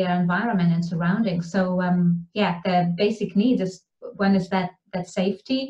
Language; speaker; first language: English; non-native, fluent; Lithuanian